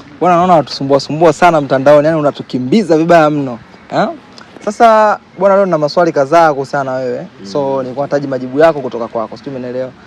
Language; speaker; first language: Swahili; native; Swahili